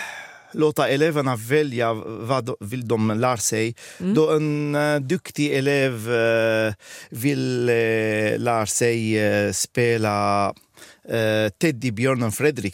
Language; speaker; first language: Swedish; non-native, fluent; Arabic